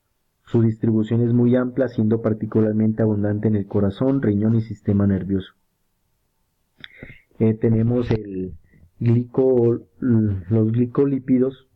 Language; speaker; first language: Spanish; native; Spanish